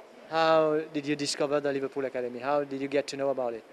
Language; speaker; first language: English; non-native, local second language; Morisyen